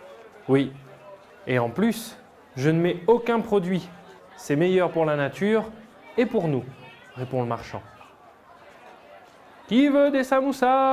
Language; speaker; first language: French; native; French